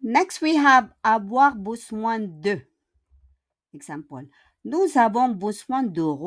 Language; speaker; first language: French; non-native, fluent; Filipino